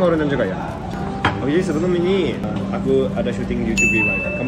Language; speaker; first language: Indonesian; non-native, fluent; Japanese